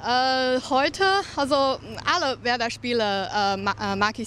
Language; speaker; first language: German; non-native, learner; Chinese